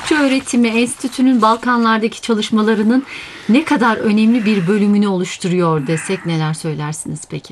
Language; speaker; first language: Turkish; native; Turkish